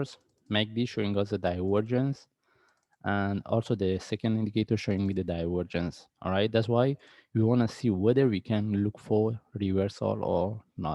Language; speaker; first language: English; non-native, fluent; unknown